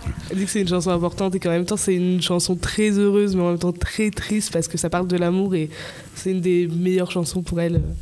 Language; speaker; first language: French; native; French